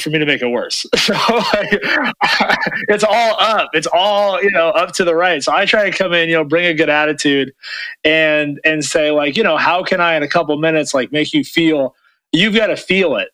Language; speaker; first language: English; native; English